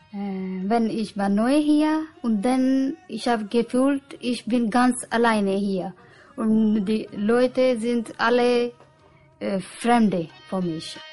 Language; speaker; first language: German; non-native, learner; Punjabi